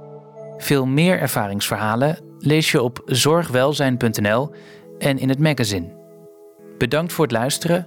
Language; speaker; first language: Dutch; native; Dutch